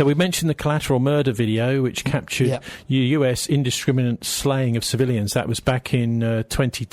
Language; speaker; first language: English; native; English